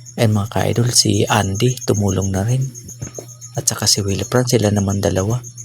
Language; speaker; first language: Filipino; non-native, local second language; Bikol